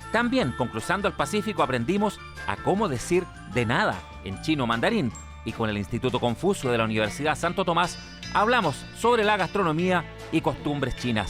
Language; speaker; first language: Spanish; native; Spanish